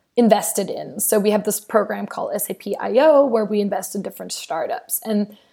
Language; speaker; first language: English; non-native, fluent; Danish